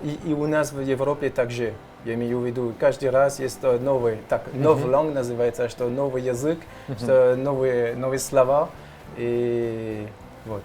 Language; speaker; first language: Russian; non-native, learner; French